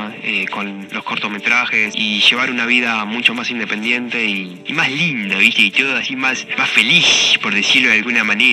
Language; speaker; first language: Spanish; native; Spanish